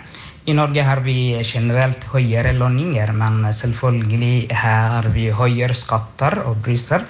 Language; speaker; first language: Norwegian; non-native, fluent; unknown